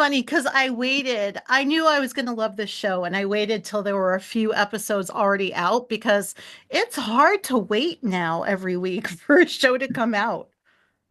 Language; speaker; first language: English; native; English